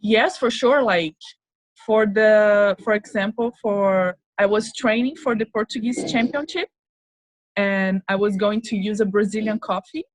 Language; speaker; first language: English; non-native, fluent; Portuguese